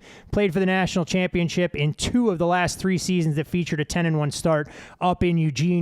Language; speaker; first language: English; native; English